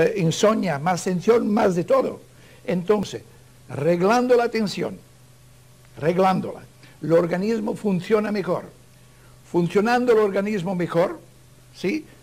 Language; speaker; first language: Spanish; non-native, learner; Italian